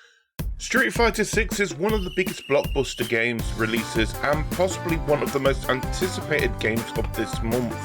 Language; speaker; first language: English; native; English